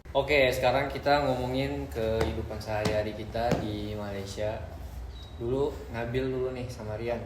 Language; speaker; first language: Indonesian; native; Indonesian